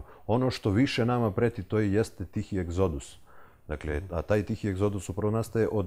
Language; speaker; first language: Serbian; native; Serbian